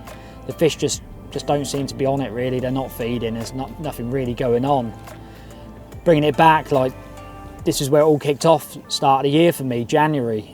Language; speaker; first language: English; native; English